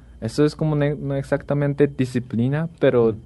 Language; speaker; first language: Spanish; non-native, learner; Japanese